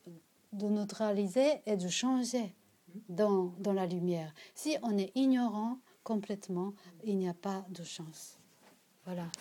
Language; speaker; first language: French; non-native, learner; Japanese